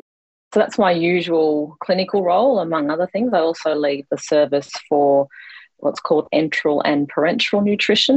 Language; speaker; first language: English; native; English